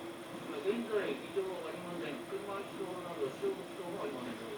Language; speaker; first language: Japanese; native; Japanese